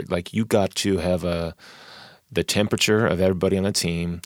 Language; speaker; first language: English; native; English